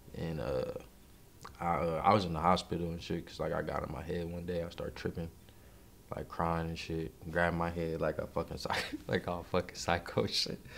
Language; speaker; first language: English; native; English